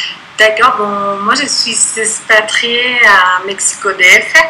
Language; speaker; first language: French; non-native, fluent; Spanish